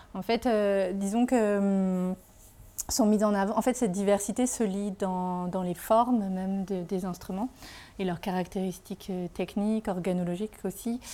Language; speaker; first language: French; native; French